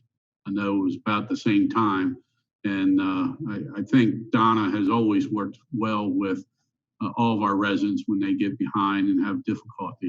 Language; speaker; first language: English; native; English